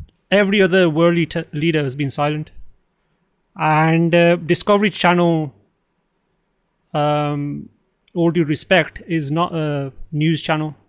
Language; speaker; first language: English; early bilingual, other home language; Punjabi